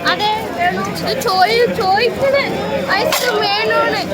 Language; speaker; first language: Malayalam; non-native, learner; Tamil